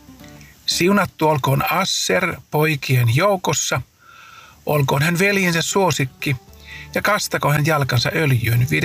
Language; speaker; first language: Finnish; native; Finnish